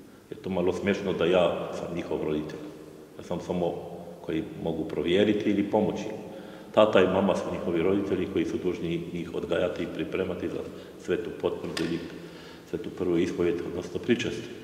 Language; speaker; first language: Serbian; non-native, fluent; Polish